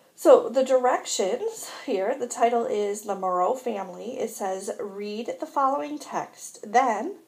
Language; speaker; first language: English; native; English